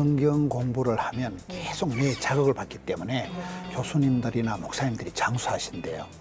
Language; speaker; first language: Korean; native; Korean